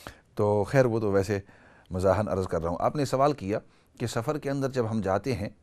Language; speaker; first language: Urdu; native; Urdu